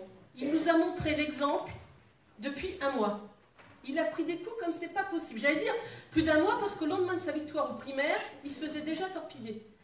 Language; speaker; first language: French; native; French